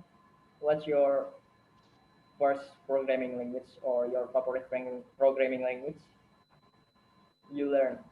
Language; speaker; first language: English; non-native, learner; Indonesian